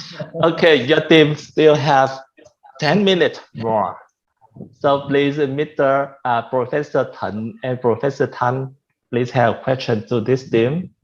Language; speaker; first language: English; non-native, fluent; Vietnamese